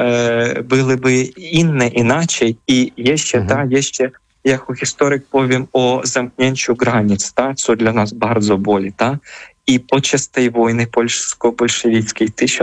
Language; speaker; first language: Polish; non-native, fluent; Ukrainian